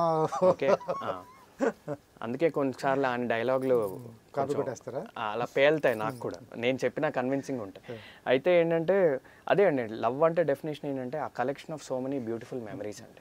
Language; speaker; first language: Telugu; native; Telugu